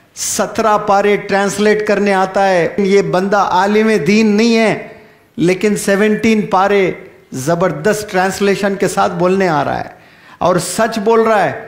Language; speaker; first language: Urdu; native; Urdu